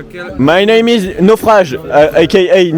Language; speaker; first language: English; non-native, fluent; French